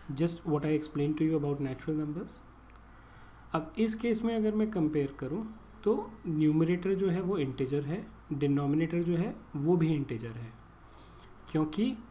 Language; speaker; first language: Hindi; native; Hindi